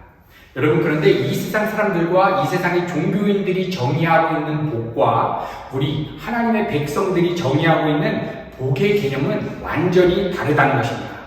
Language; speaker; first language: Korean; native; Korean